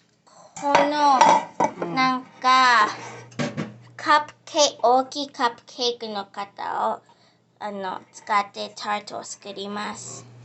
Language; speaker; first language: Japanese; early bilingual, heritage; English